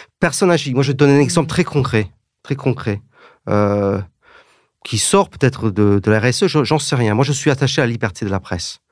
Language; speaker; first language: French; early bilingual, heritage; English